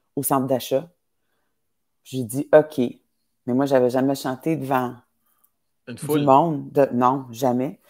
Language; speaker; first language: French; native; French